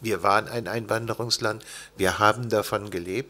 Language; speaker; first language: German; native; German